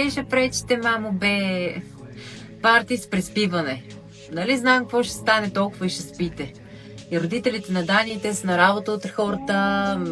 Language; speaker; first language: Bulgarian; native; Bulgarian